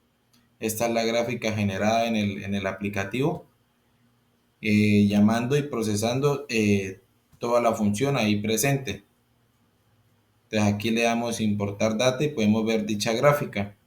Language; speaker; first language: Spanish; native; Spanish